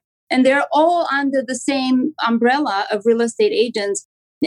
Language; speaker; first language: English; non-native, fluent; Romanian